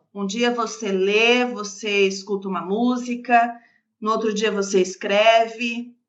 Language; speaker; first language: Portuguese; native; Portuguese